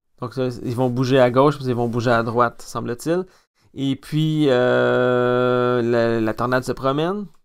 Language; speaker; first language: French; native; French